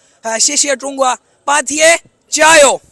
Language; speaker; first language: Chinese; non-native, learner; Urdu